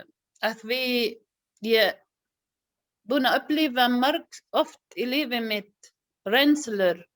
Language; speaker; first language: Icelandic; non-native, learner; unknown